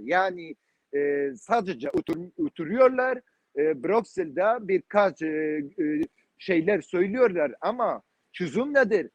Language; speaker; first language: Turkish; non-native, learner; Kurdish